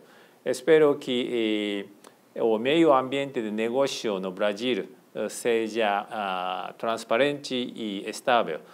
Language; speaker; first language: Portuguese; non-native, fluent; Japanese